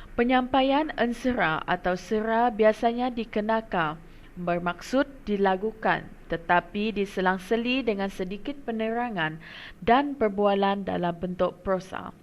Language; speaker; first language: Malay; non-native, local second language; Iban